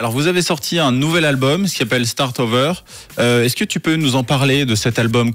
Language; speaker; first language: French; native; French